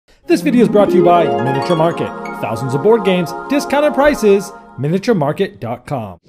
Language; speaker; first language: English; native; English